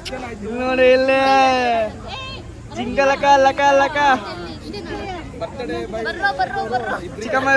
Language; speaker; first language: Kannada; native; Kannada